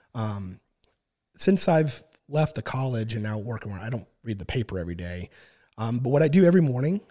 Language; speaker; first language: English; native; English